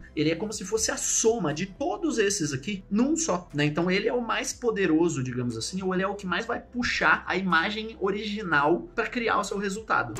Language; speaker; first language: Portuguese; native; Portuguese